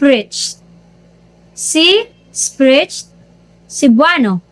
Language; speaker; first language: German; non-native, learner; Cebuano